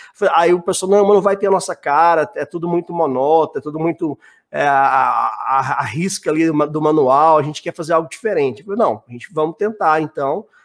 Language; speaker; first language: Portuguese; native; Portuguese